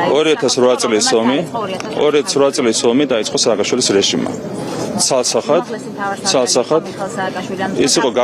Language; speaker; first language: Georgian; native; Georgian